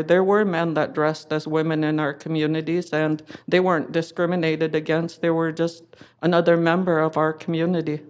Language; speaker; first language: English; native; English